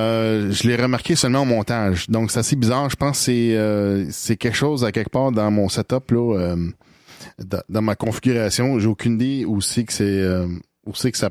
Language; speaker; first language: French; native; French